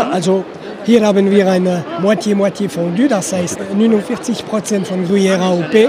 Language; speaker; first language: German; non-native, local second language; French